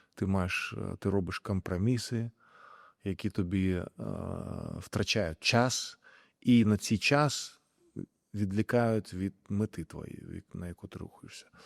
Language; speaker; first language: Ukrainian; non-native, local second language; Russian